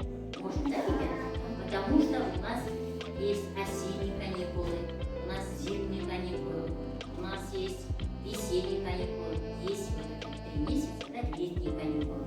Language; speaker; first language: Russian; non-native, local second language; Kazakh